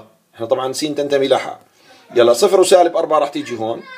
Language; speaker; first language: Arabic; native; Arabic